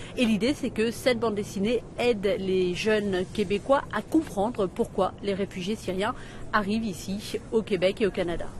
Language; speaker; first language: French; native; French